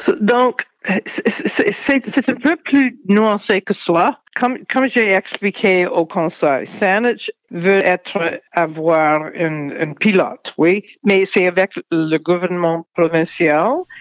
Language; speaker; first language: French; non-native, fluent; English